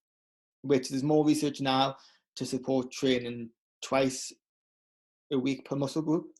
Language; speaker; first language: English; native; English